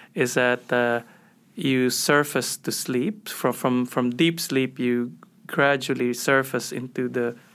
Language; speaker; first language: English; non-native, local second language; Filipino